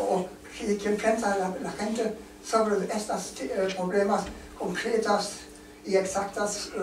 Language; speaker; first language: Spanish; non-native, learner; German